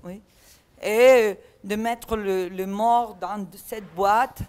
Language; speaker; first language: French; non-native, learner; Catalan